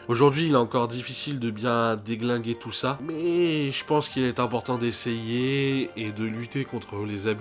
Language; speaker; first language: French; native; French